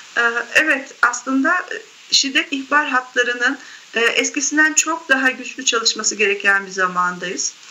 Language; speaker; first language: Turkish; native; Turkish